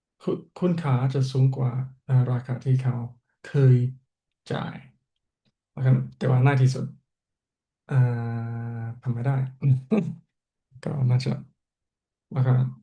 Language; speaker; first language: Thai; non-native, learner; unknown